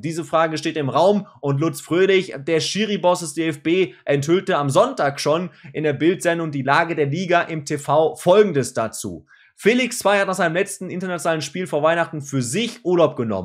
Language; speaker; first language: German; native; German